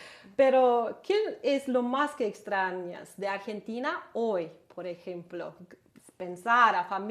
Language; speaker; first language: Spanish; non-native, learner; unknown